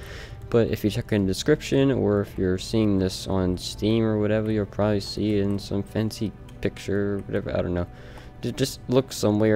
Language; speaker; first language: English; native; English